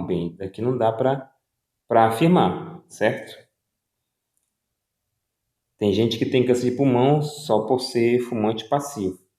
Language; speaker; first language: Portuguese; native; Portuguese